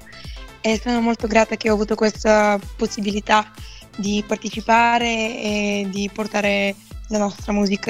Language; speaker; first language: Italian; non-native, fluent; Bulgarian